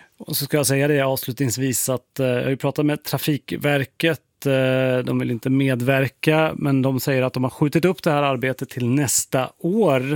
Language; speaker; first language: Swedish; native; Swedish